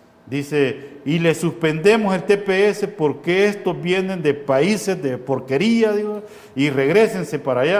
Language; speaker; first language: Spanish; native; Spanish